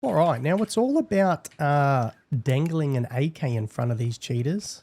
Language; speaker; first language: English; native; English